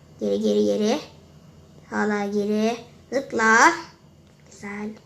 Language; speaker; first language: Turkish; native; Turkish